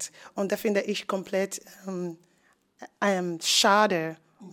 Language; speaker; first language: German; non-native, learner; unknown